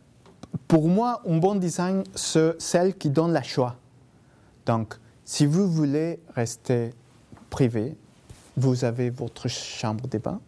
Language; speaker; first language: French; non-native, fluent; Spanish